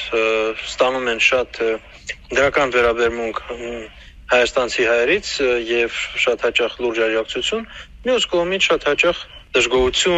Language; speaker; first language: Armenian; native; Armenian